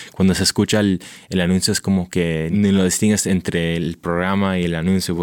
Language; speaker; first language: Spanish; early bilingual, heritage; Spanish